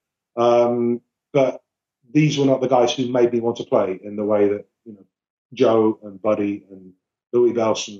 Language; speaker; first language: English; native; English